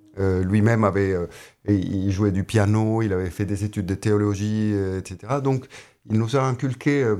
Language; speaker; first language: French; non-native, fluent; Spanish